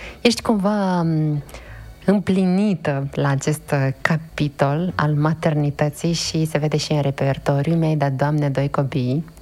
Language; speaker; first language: Romanian; native; Romanian